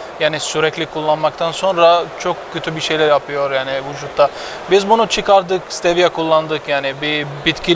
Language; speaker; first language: Turkish; non-native, fluent; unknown